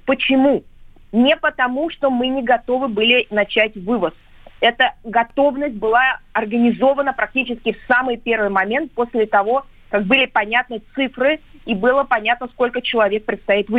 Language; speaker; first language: Russian; native; Russian